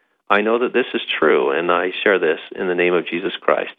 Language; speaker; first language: English; native; English